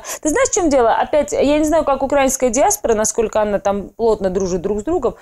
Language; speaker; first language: Russian; non-native, local second language; Georgian